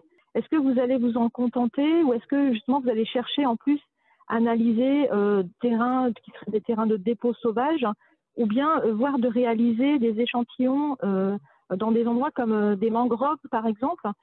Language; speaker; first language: French; native; French